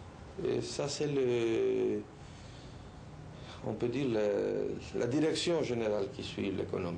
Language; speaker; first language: French; non-native, fluent; Spanish